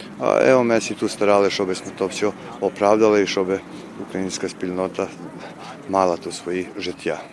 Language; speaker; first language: Ukrainian; early bilingual, heritage; Ukrainian